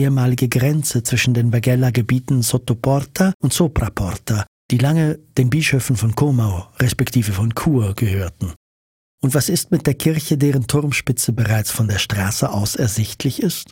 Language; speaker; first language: German; native; German